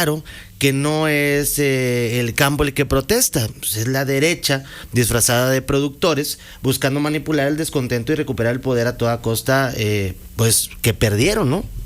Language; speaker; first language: Spanish; native; Spanish